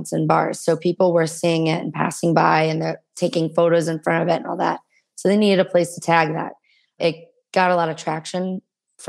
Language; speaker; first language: English; native; English